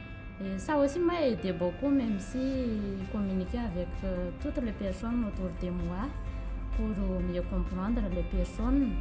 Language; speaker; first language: French; non-native, learner; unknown